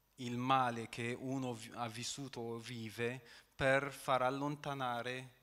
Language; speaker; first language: Italian; non-native, fluent; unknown